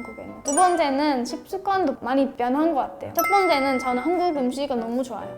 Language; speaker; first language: Korean; non-native, fluent; English